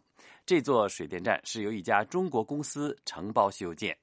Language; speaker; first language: Chinese; native; Chinese